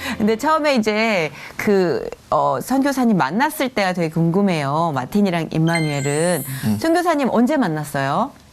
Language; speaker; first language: Korean; native; Korean